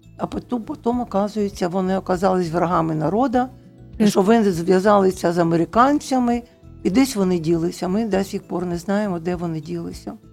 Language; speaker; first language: Ukrainian; non-native, local second language; Russian